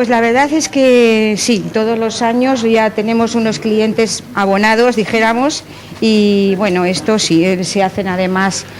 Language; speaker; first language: Spanish; native; Spanish